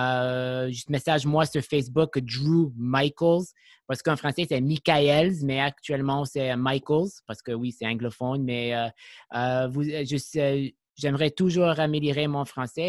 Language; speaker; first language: French; non-native, learner; English